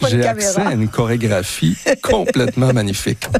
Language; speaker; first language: French; native; French